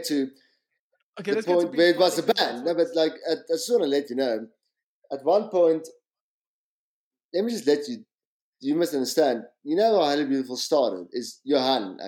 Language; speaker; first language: English; native; English